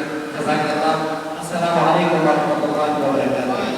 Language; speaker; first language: Indonesian; non-native, learner; Urdu